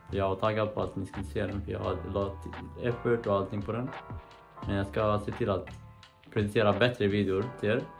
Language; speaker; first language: Swedish; early bilingual, other home language; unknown